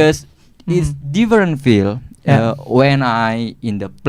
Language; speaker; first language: English; non-native, learner; Indonesian